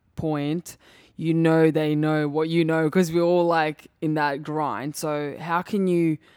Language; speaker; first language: English; early bilingual, other home language; Serbian